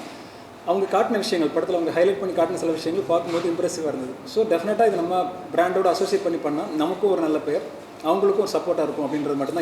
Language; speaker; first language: Tamil; native; Tamil